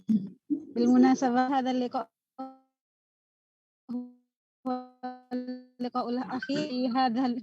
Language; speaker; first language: Arabic; non-native, learner; Indonesian